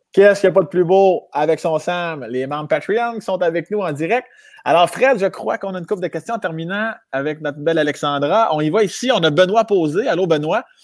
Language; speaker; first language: French; native; French